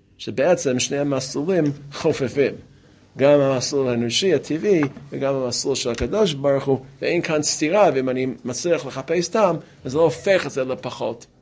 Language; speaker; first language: Hebrew; non-native, fluent; English